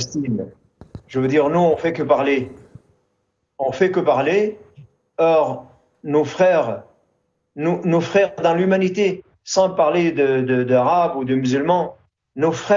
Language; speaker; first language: French; non-native, fluent; Arabic